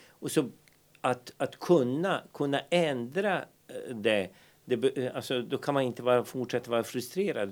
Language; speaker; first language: Swedish; non-native, fluent; Bosnian